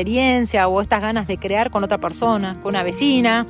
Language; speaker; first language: Spanish; native; Spanish